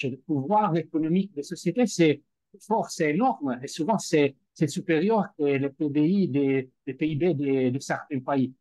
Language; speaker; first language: French; non-native, fluent; Italian